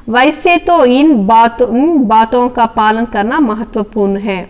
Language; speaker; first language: Hindi; non-native, local second language; Telugu